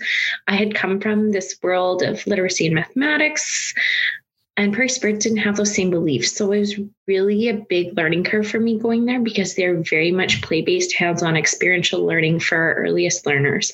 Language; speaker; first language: English; native; English